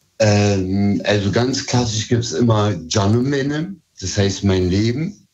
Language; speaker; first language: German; early bilingual, other home language; Turkish